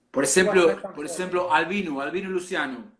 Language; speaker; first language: Portuguese; non-native, learner; Spanish